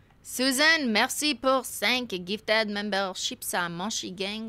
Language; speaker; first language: French; non-native, learner; English